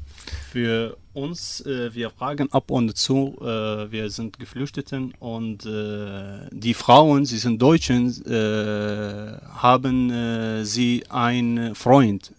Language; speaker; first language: German; non-native, learner; Arabic